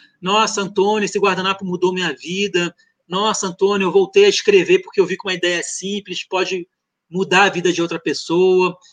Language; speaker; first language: Portuguese; early bilingual, other home language; French